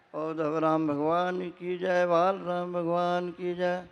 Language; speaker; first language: Hindi; non-native, local second language; Gujarati